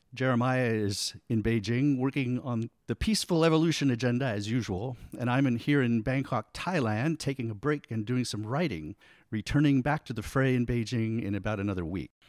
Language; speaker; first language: English; native; English